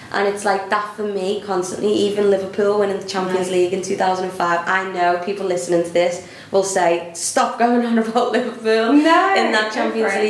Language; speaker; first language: English; native; English